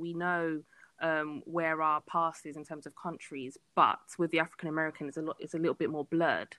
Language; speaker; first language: English; native; English